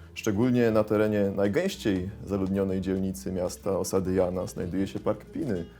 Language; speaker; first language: Polish; native; Polish